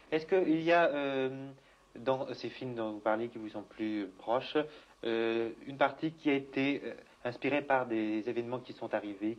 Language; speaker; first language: French; native; French